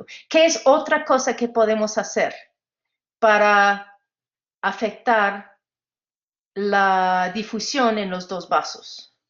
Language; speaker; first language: Spanish; non-native, fluent; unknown